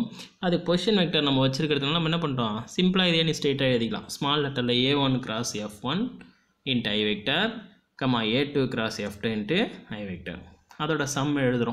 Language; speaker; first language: Tamil; native; Tamil